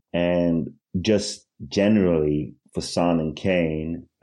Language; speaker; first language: English; early bilingual, other home language; Swedish